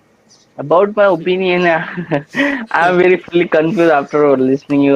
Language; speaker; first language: English; non-native, learner; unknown